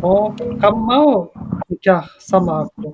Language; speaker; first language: Indonesian; non-native, learner; Turkish